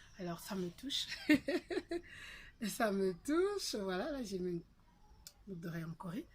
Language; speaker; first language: French; non-native, local second language; Lingala